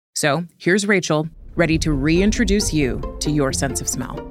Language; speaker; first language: English; native; English